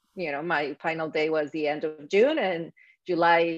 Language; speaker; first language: English; non-native, fluent; Spanish